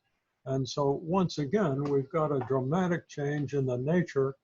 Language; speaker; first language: English; native; English